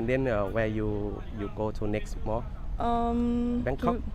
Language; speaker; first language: English; non-native, learner; Thai